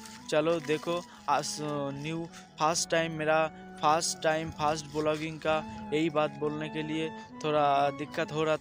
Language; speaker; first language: Hindi; non-native, local second language; Bangla